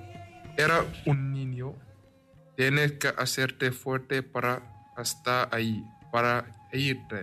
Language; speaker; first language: Spanish; non-native, learner; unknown